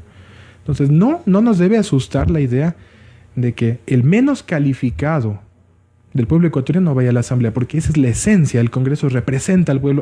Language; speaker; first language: Spanish; native; Spanish